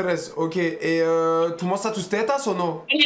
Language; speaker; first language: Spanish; non-native, learner; French